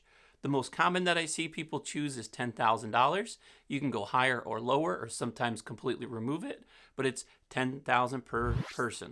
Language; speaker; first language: English; native; English